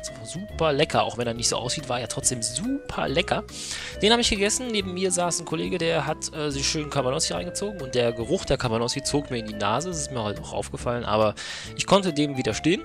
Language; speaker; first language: German; native; German